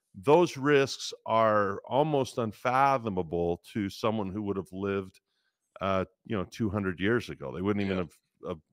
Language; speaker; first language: English; native; English